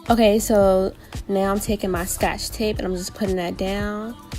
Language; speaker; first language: English; native; English